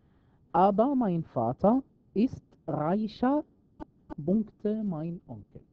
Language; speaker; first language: German; non-native, fluent; Arabic